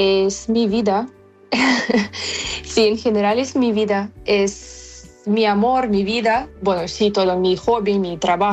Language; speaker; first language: Spanish; non-native, fluent; Ukrainian